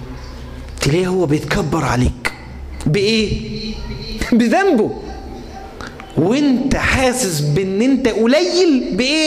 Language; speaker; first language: Arabic; native; Arabic